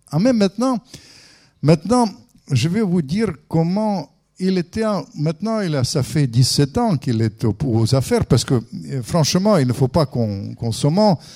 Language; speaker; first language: French; non-native, fluent; Russian